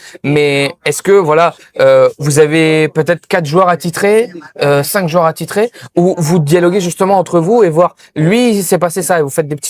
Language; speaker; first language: French; native; French